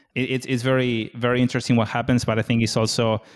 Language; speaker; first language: English; non-native, fluent; Spanish